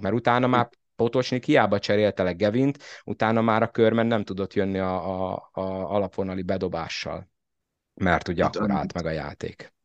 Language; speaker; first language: Hungarian; native; Hungarian